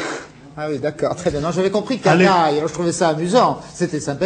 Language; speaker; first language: French; native; French